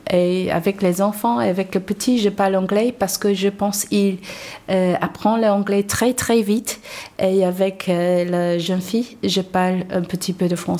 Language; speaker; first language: French; non-native, learner; English